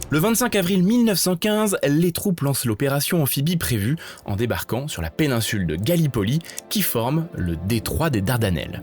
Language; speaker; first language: French; native; French